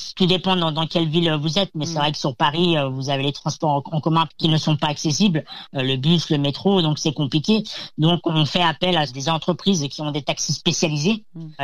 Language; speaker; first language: French; native; French